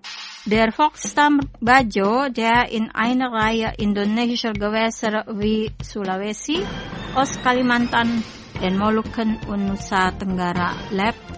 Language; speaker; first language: German; non-native, fluent; Indonesian